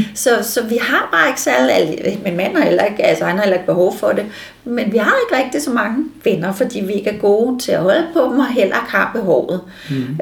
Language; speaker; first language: Danish; native; Danish